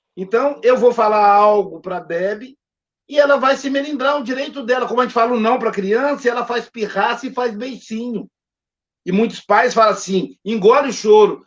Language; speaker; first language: Portuguese; native; Portuguese